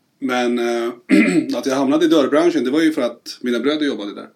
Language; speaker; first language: Swedish; early bilingual, other home language; Arabic